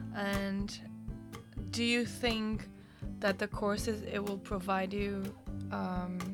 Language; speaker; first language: English; non-native, fluent; Portuguese